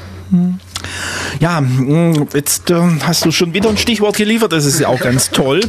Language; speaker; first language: German; native; German